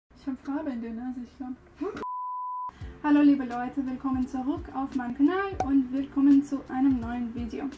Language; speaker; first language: German; non-native, learner; English